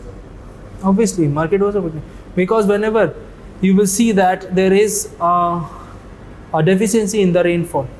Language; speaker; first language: English; non-native, local second language; Hindi